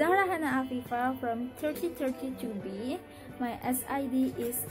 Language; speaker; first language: English; non-native, learner; Indonesian